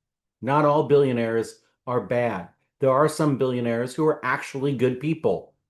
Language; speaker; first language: English; native; English